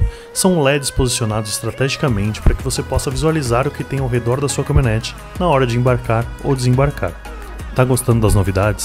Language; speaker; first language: Portuguese; native; Portuguese